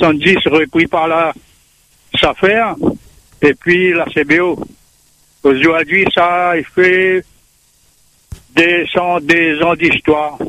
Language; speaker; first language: French; non-native, local second language; Réunion Creole French